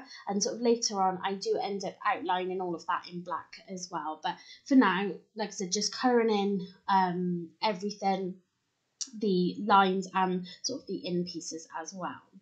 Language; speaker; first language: English; native; English